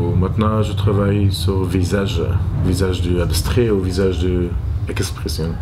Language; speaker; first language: French; non-native, learner; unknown